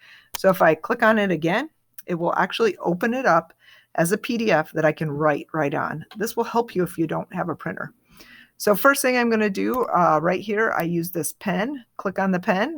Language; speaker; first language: English; native; English